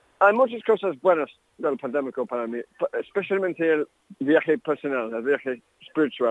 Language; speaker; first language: Spanish; non-native, learner; English